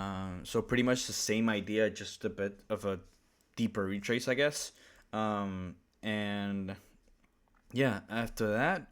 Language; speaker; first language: English; early bilingual, other home language; Spanish